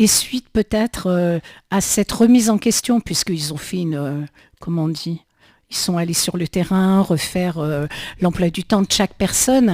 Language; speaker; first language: French; native; French